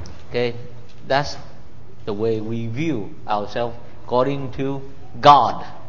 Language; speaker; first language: English; non-native, fluent; Vietnamese